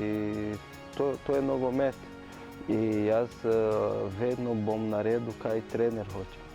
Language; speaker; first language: Slovenian; non-native, learner; Portuguese